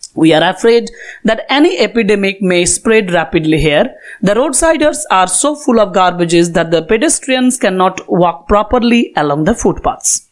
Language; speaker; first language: English; non-native, local second language; Bangla